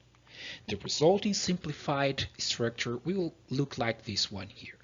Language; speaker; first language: English; non-native, fluent; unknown